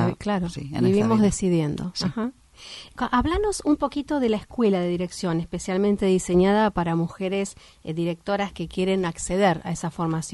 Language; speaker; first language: Spanish; native; Spanish